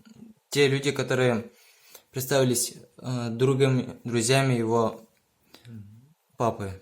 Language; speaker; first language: Russian; native; Russian